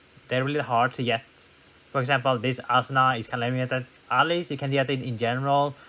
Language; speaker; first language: English; non-native, fluent; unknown